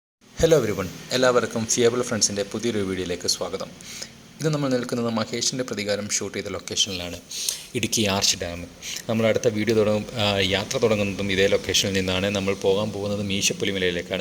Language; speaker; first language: Malayalam; native; Malayalam